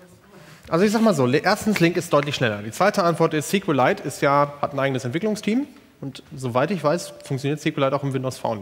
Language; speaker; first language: German; native; German